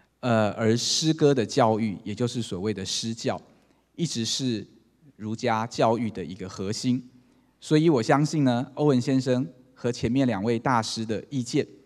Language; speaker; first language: Chinese; native; Chinese